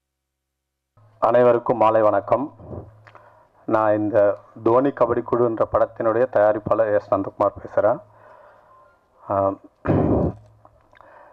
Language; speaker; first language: Tamil; native; Tamil